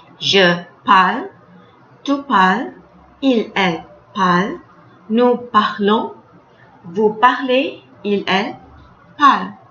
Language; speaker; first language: French; non-native, fluent; Malay